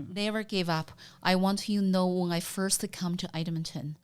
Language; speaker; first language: English; non-native, learner; Chinese